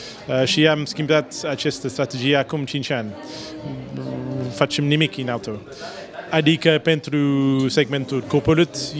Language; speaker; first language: Romanian; non-native, learner; English